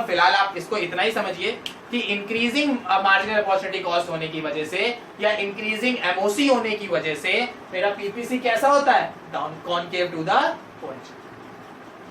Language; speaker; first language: Hindi; native; Hindi